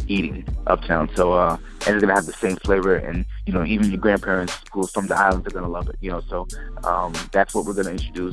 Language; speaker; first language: English; native; English